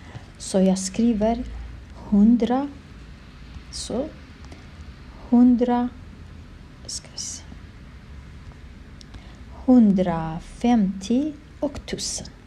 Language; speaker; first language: Swedish; non-native, learner; Kurdish